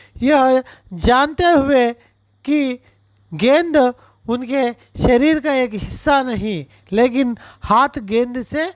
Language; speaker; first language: Hindi; non-native, local second language; Telugu